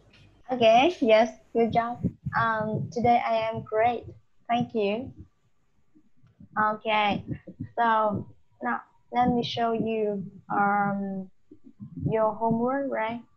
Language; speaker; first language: English; non-native, learner; Vietnamese